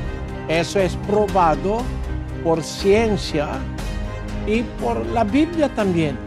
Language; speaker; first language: Spanish; non-native, learner; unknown